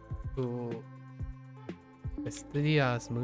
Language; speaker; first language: Spanish; non-native, learner; English